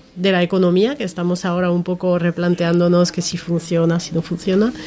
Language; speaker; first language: Spanish; non-native, fluent; French